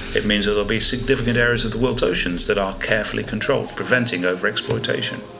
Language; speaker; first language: English; native; English